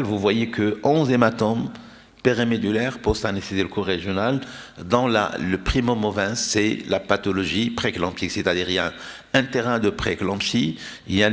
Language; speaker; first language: French; non-native, local second language; Arabic